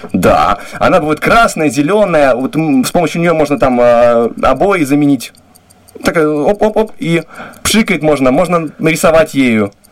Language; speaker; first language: Russian; native; Russian